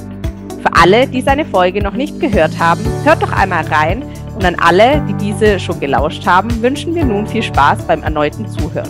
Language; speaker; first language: German; native; German